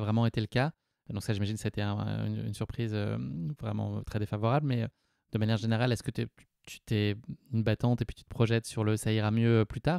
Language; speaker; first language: French; native; French